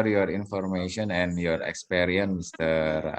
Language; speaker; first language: English; non-native, learner; Indonesian